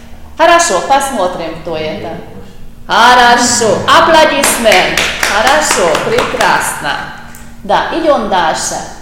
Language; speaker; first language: Russian; non-native, fluent; Hungarian